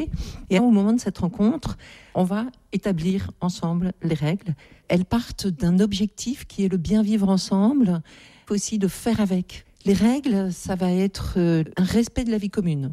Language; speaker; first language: French; native; French